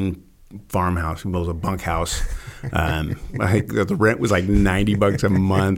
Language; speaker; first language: English; native; English